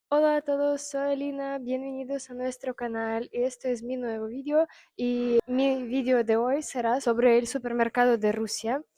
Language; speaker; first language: Spanish; non-native, fluent; Russian